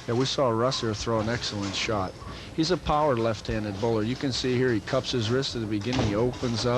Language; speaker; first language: English; native; English